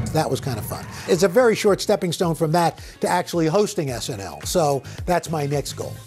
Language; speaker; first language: English; native; English